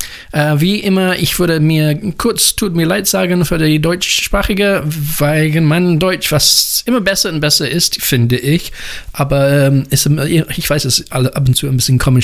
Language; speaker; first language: German; non-native, learner; English